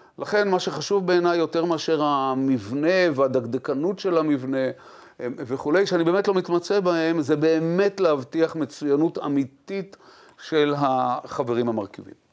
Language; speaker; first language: Hebrew; native; Hebrew